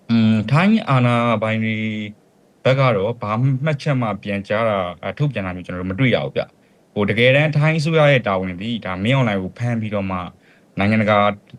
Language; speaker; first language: Burmese; native; Burmese